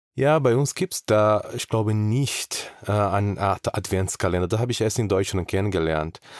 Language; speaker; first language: German; non-native, fluent; Portuguese